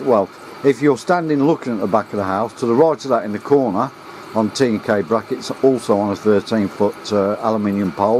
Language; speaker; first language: English; native; English